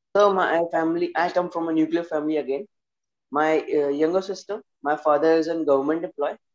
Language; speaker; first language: English; non-native, local second language; Hindi